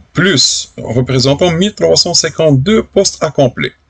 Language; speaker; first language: French; non-native, local second language; Arabic